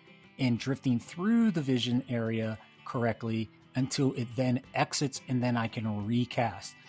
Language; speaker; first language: English; native; English